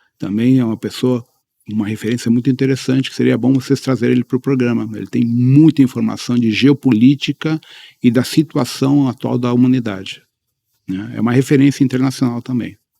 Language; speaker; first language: Portuguese; early bilingual, other home language; Spanish